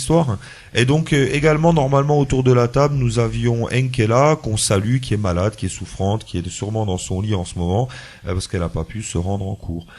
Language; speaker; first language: French; native; French